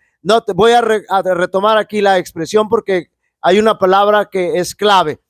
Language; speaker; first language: Spanish; native; Spanish